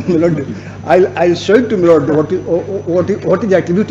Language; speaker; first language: English; non-native, local second language; Hindi